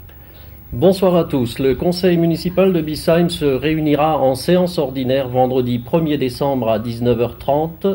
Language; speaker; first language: French; native; French